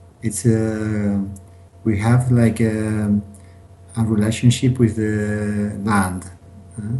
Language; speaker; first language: English; non-native, learner; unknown